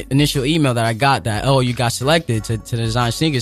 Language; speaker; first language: English; non-native, local second language; Yoruba